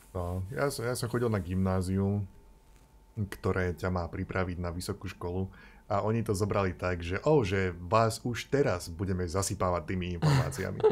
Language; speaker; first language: Slovak; native; Slovak